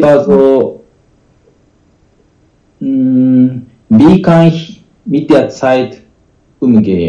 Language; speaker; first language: German; non-native, learner; Japanese